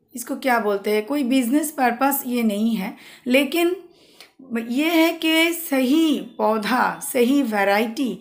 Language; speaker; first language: Hindi; non-native, local second language; Bangla